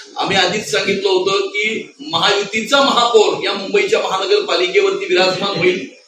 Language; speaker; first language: Marathi; native; Marathi